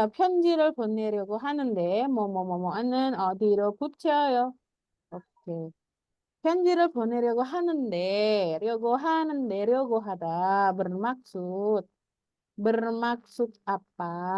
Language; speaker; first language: Korean; non-native, fluent; Indonesian